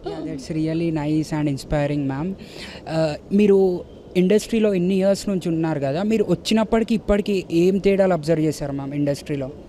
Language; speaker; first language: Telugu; native; Telugu